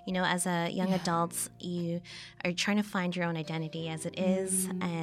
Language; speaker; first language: English; native; English